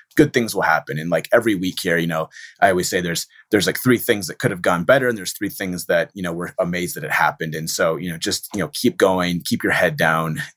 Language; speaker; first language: English; native; English